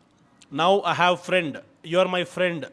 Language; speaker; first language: English; non-native, local second language; Kannada